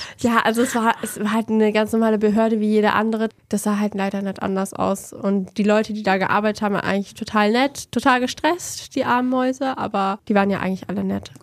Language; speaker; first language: German; early bilingual, other home language; Portuguese